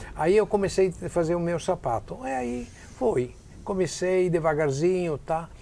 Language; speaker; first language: Portuguese; non-native, fluent; Italian